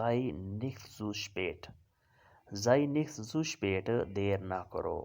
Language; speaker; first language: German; non-native, learner; Urdu